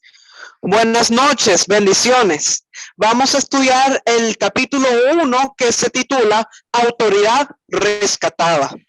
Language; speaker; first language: Spanish; native; Spanish